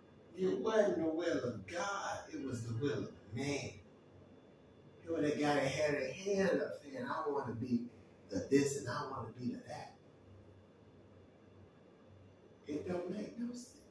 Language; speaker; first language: English; native; English